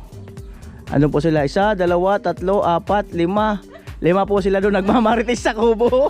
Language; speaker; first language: Filipino; native; Filipino